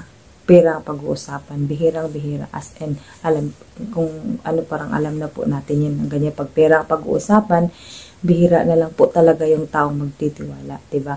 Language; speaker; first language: Filipino; native; Filipino